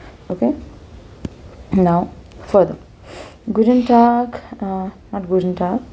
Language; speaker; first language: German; non-native, fluent; Hindi